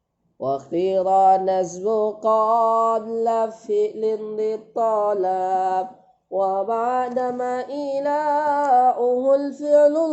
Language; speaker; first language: Arabic; non-native, fluent; Indonesian